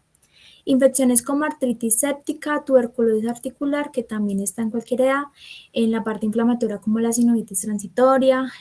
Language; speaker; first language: Spanish; native; Spanish